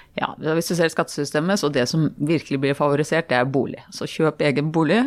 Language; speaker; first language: Norwegian; native; Norwegian